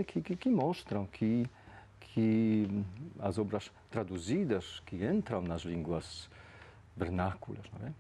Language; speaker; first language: Portuguese; non-native, fluent; Polish